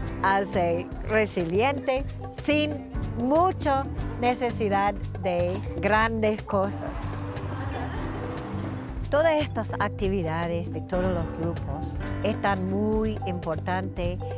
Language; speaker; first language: Spanish; non-native, fluent; English